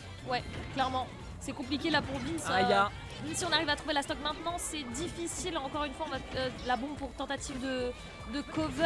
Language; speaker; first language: French; native; French